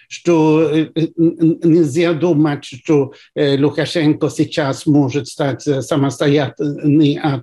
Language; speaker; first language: Russian; non-native, fluent; Swedish